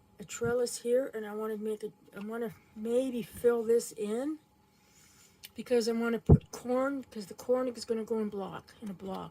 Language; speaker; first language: English; native; English